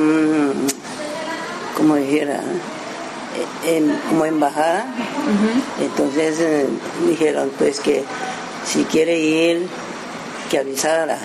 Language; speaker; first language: Spanish; early bilingual, other home language; Japanese